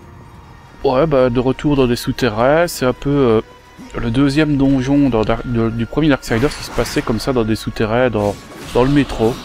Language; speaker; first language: French; native; French